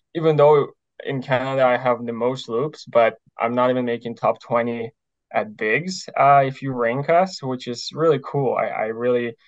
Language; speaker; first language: English; non-native, fluent; Ukrainian